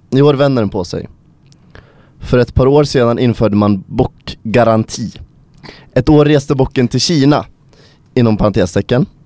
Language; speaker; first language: Swedish; native; Swedish